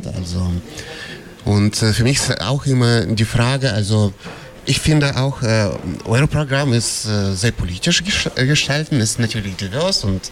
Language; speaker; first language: German; non-native, fluent; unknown